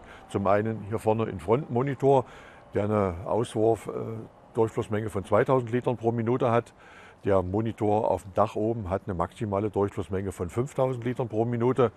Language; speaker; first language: German; native; German